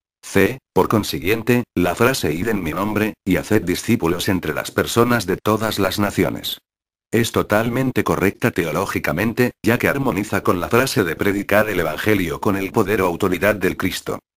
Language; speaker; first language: Spanish; native; Spanish